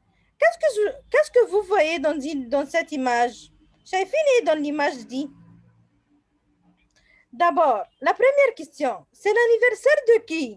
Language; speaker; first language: French; non-native, fluent; Arabic